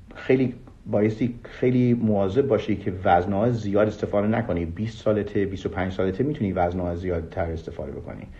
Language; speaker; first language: Persian; early bilingual, heritage; Persian